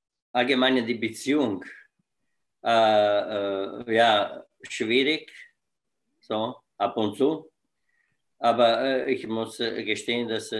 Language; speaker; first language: German; non-native, fluent; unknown